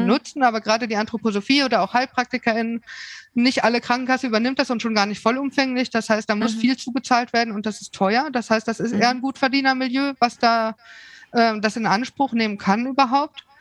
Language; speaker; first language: German; native; German